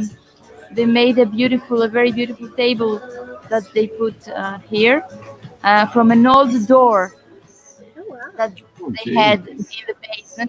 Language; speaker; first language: English; non-native, fluent; Greek